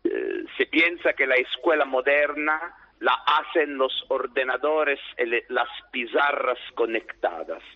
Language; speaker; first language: Spanish; non-native, fluent; Italian